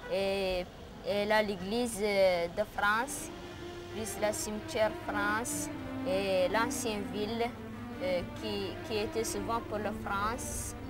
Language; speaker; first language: French; non-native, learner; Arabic